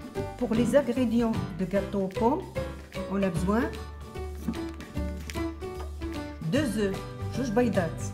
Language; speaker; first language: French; non-native, local second language; Arabic